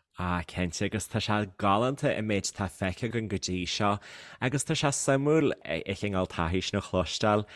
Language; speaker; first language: Irish; native; Irish